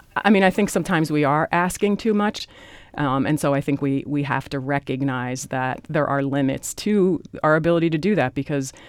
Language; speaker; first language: English; native; English